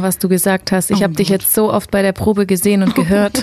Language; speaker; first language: German; native; German